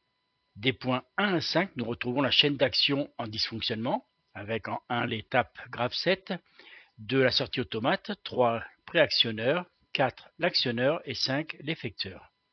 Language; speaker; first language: French; native; French